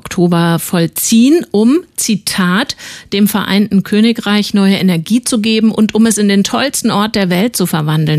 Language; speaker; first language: German; native; German